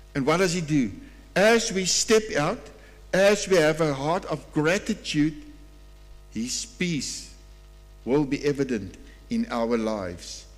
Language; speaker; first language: English; non-native, local second language; Afrikaans